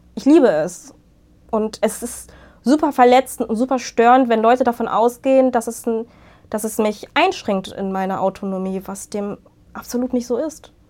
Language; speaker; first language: German; early bilingual, other home language; Arabic